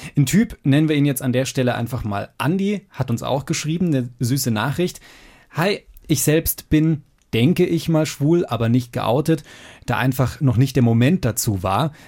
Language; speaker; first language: German; native; German